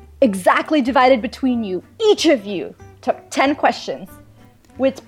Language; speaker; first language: English; early bilingual, other home language; Tamil